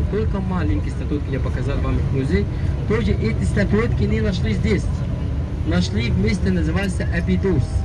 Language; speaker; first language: Russian; non-native, learner; Arabic